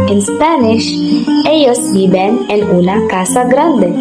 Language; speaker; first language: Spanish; non-native, learner; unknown